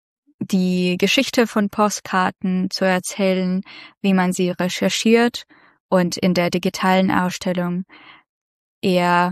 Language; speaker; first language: German; non-native, fluent; Russian